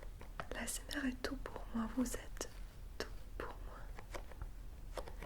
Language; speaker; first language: French; non-native, fluent; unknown